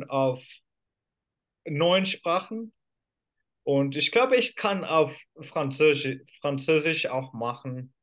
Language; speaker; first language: German; non-native, fluent; Finnish